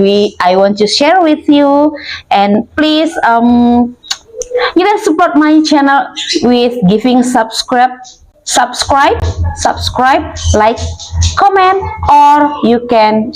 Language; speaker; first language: English; non-native, learner; Indonesian